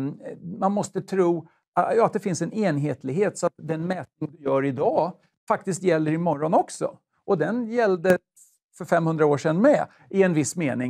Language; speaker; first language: Swedish; native; Swedish